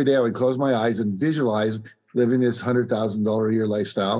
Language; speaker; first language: English; native; English